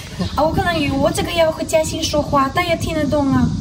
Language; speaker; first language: Chinese; non-native, learner; Ukrainian